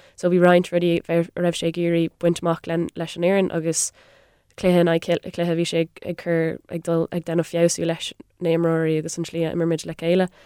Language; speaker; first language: Irish; non-native, local second language; English